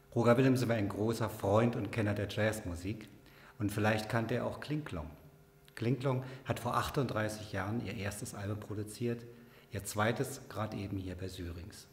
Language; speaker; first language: German; native; German